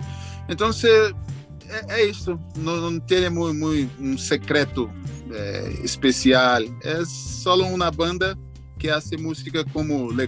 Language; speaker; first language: Spanish; non-native, learner; Portuguese